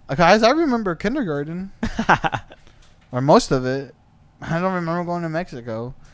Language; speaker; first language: English; early bilingual, other home language; Spanish